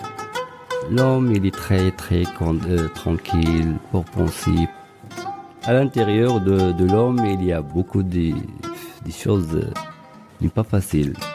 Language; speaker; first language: French; non-native, local second language; Arabic